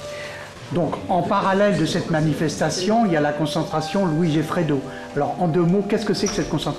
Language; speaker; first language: French; native; French